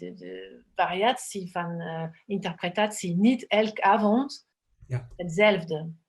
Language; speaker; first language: Dutch; non-native, fluent; French